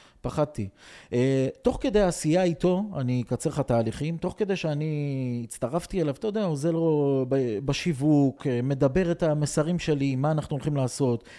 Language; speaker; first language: Hebrew; non-native, fluent; Russian